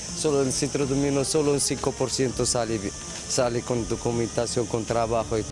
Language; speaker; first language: Spanish; non-native, fluent; Arabic